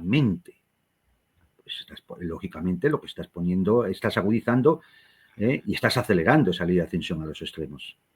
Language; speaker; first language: Spanish; native; Spanish